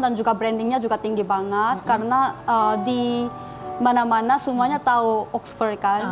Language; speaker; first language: Indonesian; non-native, fluent; Korean